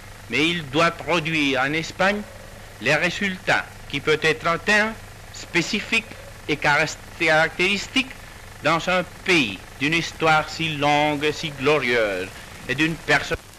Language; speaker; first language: French; non-native, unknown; Spanish